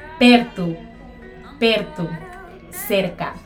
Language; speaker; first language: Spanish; non-native, fluent; Portuguese